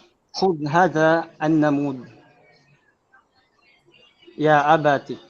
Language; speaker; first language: Arabic; non-native, learner; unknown